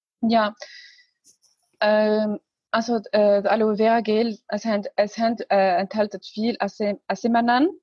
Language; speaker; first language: German; non-native, learner; Arabic